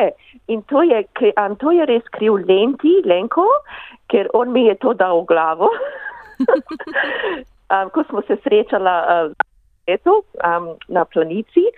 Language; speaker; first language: Slovenian; early bilingual, heritage; English